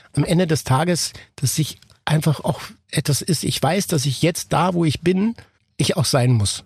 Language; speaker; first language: German; native; German